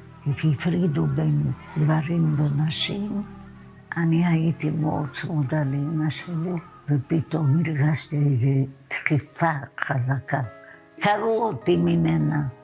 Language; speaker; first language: Hebrew; non-native, fluent; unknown